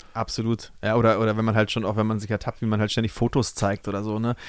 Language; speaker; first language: German; native; German